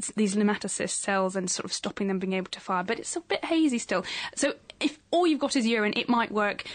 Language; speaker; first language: English; native; English